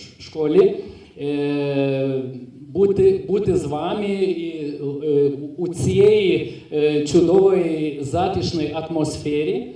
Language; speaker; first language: Ukrainian; non-native, fluent; Lithuanian